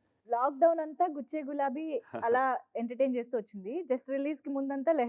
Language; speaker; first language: Telugu; native; Telugu